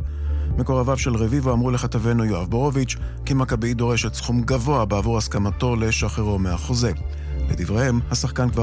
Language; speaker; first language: Hebrew; native; Hebrew